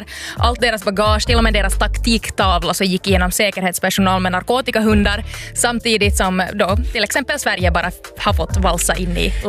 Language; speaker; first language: Swedish; native; Swedish